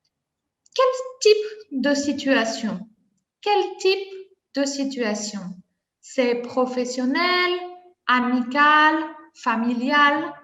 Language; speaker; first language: French; non-native, fluent; Spanish